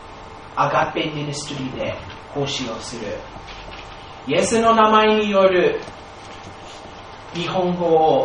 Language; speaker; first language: Japanese; non-native, fluent; English